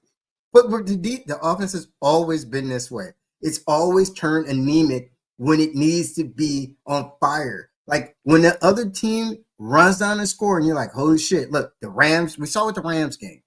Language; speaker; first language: English; native; English